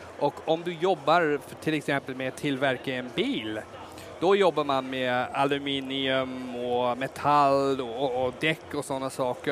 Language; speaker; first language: Swedish; non-native, fluent; English